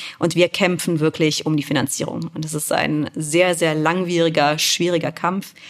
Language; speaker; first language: German; native; German